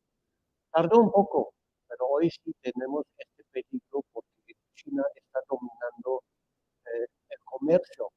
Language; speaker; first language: Spanish; non-native, fluent; German